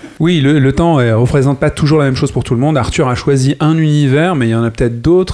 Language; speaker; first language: French; native; French